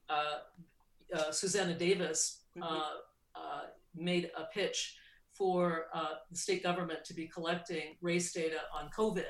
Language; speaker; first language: English; native; English